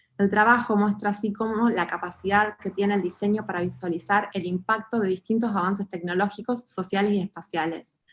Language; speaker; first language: Spanish; native; Spanish